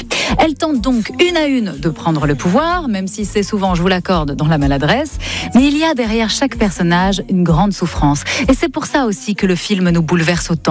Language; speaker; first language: French; native; French